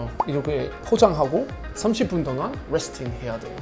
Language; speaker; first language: Korean; non-native, learner; English